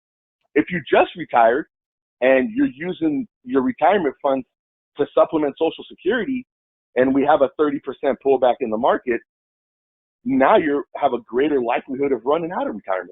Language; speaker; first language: English; native; English